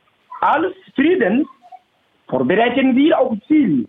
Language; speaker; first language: German; non-native, fluent; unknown